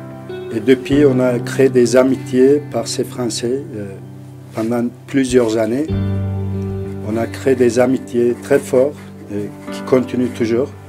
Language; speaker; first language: French; non-native, fluent; Turkish